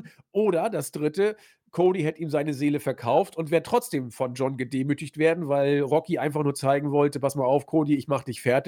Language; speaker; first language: German; native; German